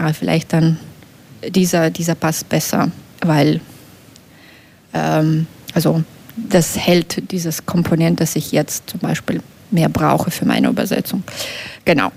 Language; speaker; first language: German; non-native, fluent; Belarusian